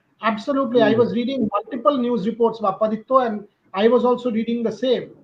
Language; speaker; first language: English; non-native, local second language; Bangla